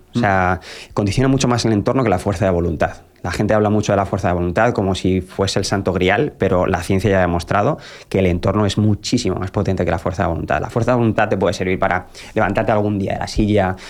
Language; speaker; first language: Spanish; native; Spanish